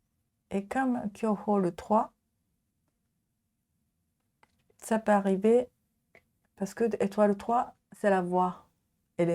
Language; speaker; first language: French; non-native, fluent; Japanese